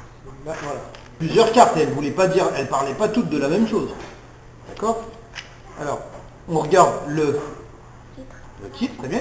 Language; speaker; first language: French; native; French